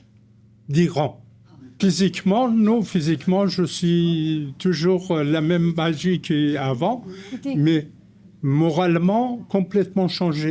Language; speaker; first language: French; non-native, fluent; Persian